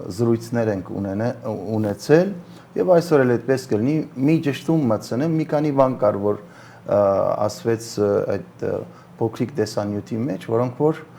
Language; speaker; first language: Armenian; early bilingual, heritage; Armenian